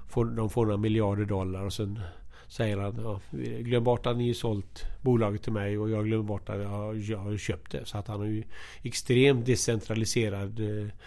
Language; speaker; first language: Swedish; native; Swedish